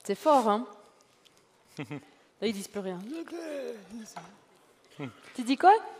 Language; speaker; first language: French; native; French